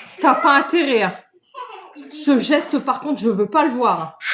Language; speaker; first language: French; native; French